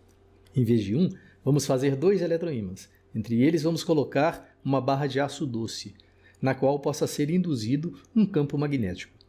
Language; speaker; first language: Portuguese; native; Portuguese